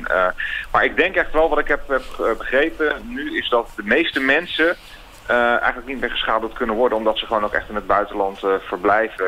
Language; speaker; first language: Dutch; native; Dutch